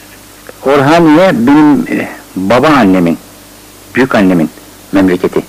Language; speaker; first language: Turkish; native; Turkish